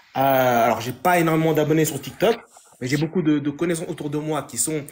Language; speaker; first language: French; native; French